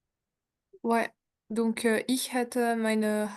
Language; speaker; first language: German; non-native, learner; French